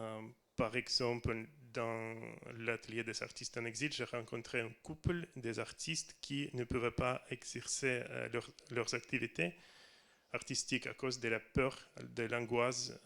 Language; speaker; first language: French; non-native, learner; Russian